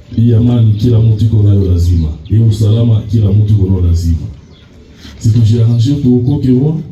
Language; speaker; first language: Swahili; native; Swahili